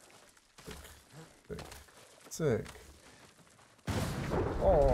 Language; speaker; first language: Polish; native; Polish